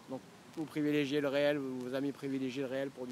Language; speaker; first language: French; native; French